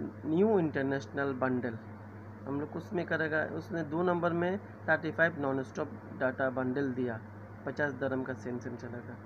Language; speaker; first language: Hindi; non-native, learner; Bangla